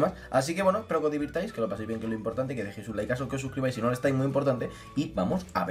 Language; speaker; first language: Spanish; native; Spanish